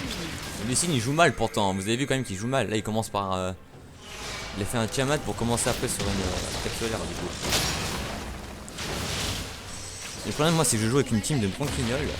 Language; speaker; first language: French; native; French